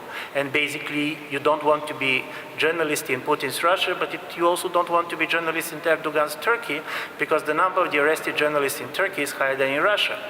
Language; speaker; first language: English; non-native, fluent; Bulgarian